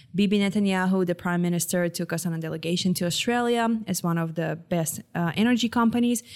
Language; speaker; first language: English; non-native, fluent; Hebrew